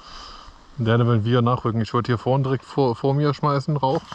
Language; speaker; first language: German; native; German